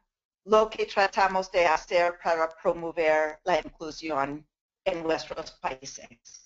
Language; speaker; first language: Spanish; non-native, fluent; English